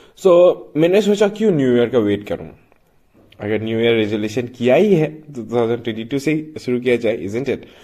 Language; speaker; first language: Hindi; non-native, local second language; Manipuri